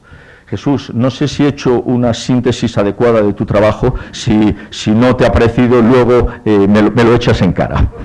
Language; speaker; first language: Spanish; native; Spanish